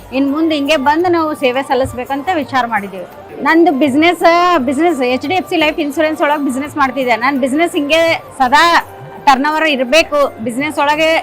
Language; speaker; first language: Kannada; native; Kannada